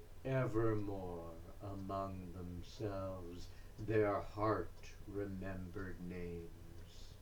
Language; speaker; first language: English; native; English